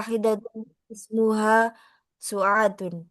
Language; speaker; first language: Arabic; non-native, learner; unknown